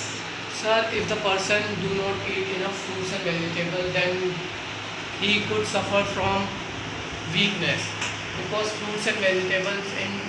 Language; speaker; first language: English; non-native, learner; Hindi